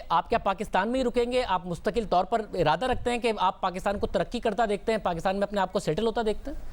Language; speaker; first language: Urdu; native; Urdu